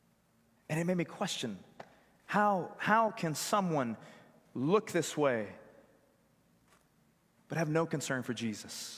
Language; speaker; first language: English; native; English